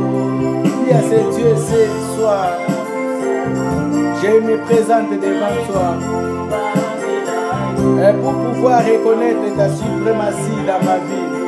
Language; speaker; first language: French; non-native, local second language; Lingala